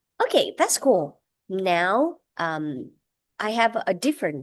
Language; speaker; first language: English; non-native, fluent; Vietnamese